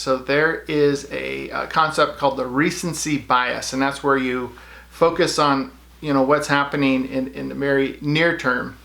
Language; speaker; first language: English; native; English